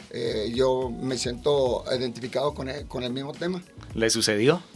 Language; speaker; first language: Spanish; native; Spanish